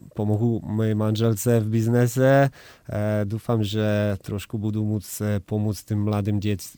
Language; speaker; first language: Czech; non-native, learner; Polish